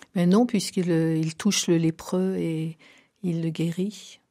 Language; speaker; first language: French; native; French